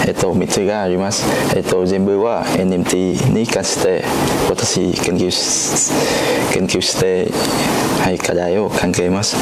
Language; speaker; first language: Japanese; non-native, learner; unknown